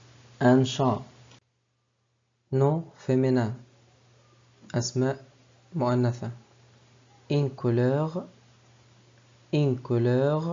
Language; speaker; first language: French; non-native, fluent; Arabic